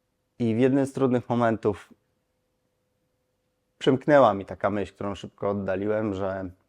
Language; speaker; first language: Polish; native; Polish